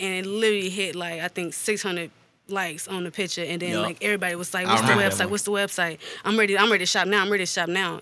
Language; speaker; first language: English; native; English